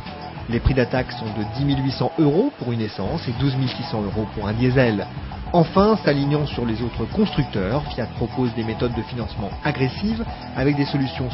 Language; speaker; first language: French; native; French